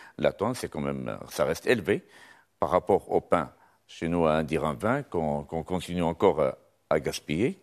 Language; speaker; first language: French; non-native, local second language; Arabic